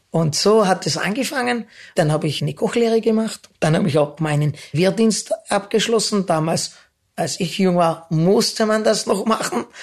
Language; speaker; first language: German; native; German